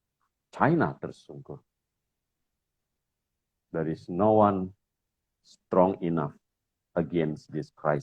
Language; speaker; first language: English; non-native, local second language; Indonesian